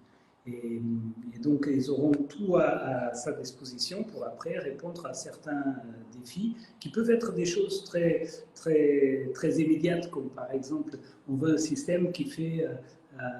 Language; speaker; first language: French; non-native, fluent; Spanish